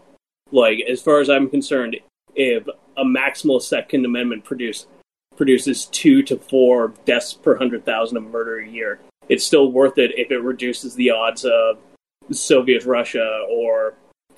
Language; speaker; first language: English; native; English